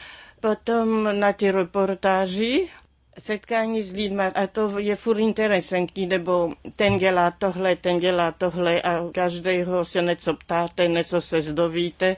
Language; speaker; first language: Czech; early bilingual, heritage; Czech